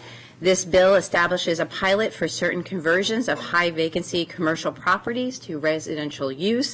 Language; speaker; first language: English; native; English